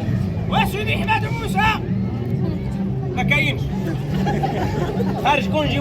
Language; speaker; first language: Arabic; native; Arabic